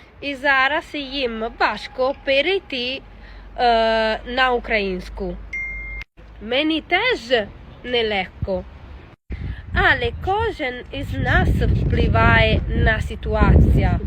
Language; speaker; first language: Ukrainian; non-native, learner; Italian